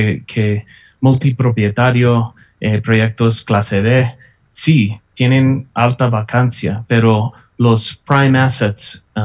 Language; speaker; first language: Spanish; non-native, fluent; English